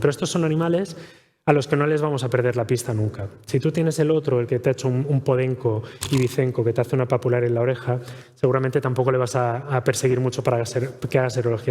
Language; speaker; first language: Spanish; native; Spanish